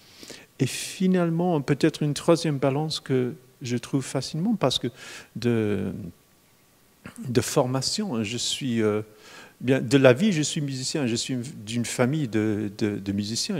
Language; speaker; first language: French; non-native, fluent; English